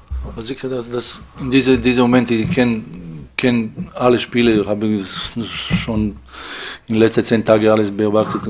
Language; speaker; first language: German; non-native, fluent; Serbian